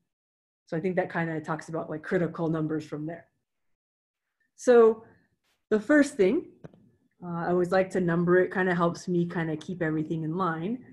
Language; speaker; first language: English; native; English